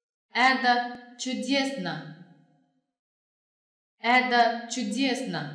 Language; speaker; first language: Russian; non-native, fluent; Chinese